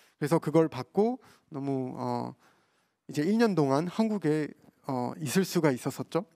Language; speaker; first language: Korean; non-native, fluent; French